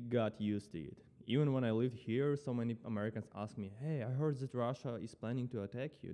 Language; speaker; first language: English; non-native, fluent; Ukrainian